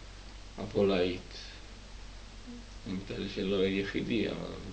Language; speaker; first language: Hebrew; non-native, fluent; Czech